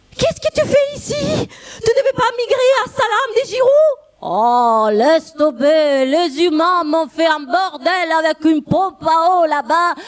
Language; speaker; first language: French; non-native, fluent; Italian